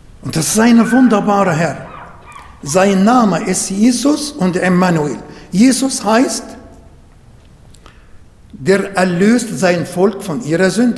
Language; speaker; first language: German; non-native, fluent; Arabic